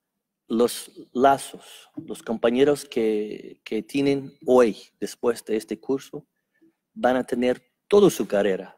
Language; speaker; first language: Spanish; non-native, fluent; English